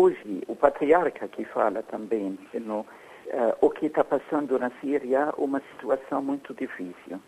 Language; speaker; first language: Portuguese; non-native, fluent; Arabic